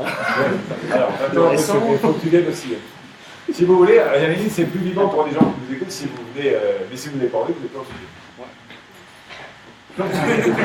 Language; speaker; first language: French; native; French